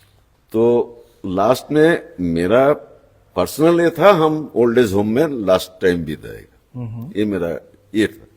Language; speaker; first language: Hindi; non-native, local second language; Bangla